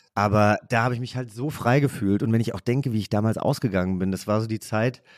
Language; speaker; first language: German; native; German